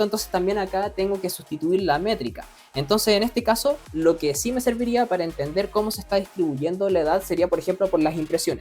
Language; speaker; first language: Spanish; native; Spanish